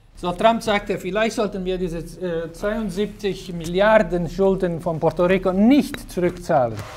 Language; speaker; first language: German; non-native, fluent; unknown